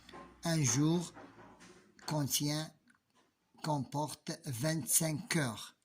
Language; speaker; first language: French; non-native, local second language; Arabic